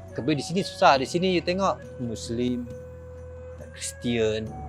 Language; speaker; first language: Malay; non-native, local second language; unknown